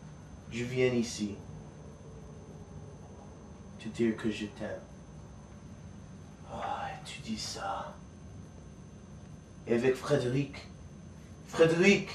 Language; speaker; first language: French; non-native, learner; English